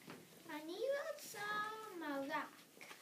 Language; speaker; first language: Hebrew; non-native, learner; English